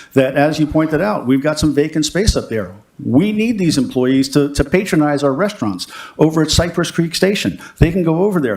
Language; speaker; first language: English; native; English